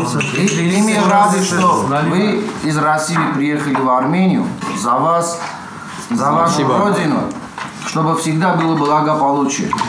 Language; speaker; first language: Russian; non-native, fluent; Armenian